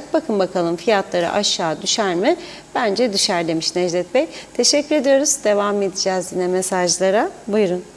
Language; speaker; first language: Turkish; native; Turkish